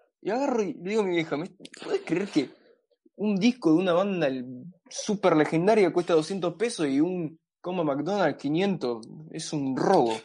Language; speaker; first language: Spanish; native; Spanish